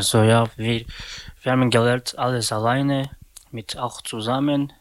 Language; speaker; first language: German; non-native, learner; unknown